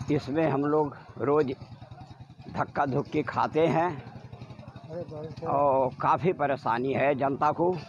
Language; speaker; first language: Hindi; native; Hindi